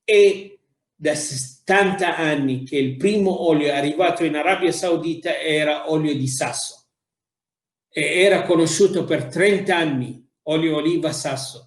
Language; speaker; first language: Italian; non-native, fluent; Arabic